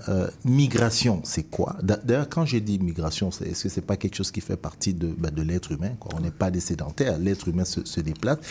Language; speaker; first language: French; native; French